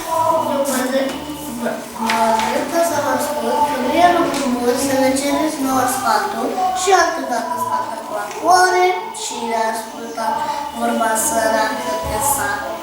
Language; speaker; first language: Romanian; native; Romanian